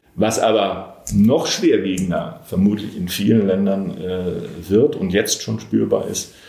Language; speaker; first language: German; native; German